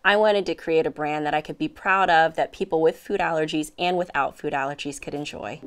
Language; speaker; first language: English; native; English